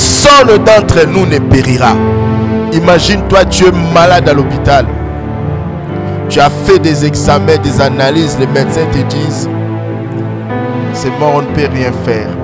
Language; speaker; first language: French; non-native, local second language; Lingala